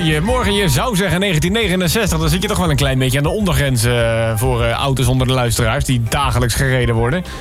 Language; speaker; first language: Dutch; native; Dutch